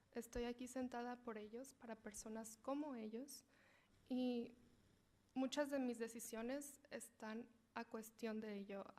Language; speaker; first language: Spanish; early bilingual, heritage; Spanish